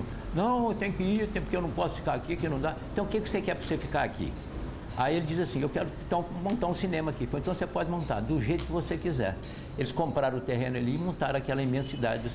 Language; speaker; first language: Portuguese; native; Portuguese